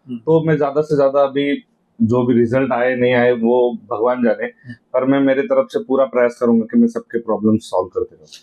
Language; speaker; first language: Hindi; non-native, local second language; Marathi